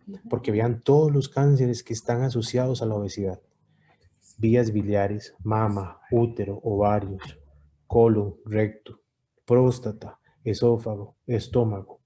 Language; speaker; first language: Spanish; native; Spanish